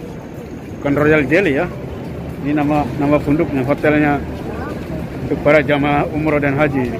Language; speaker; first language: Indonesian; non-native, local second language; Javanese